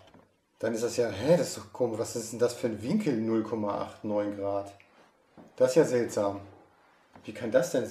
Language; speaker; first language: German; native; German